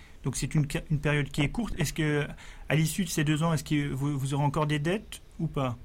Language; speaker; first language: French; native; French